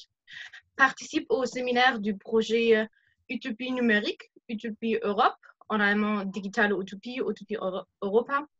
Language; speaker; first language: French; non-native, fluent; German